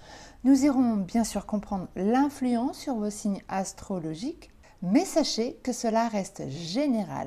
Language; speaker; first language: French; native; French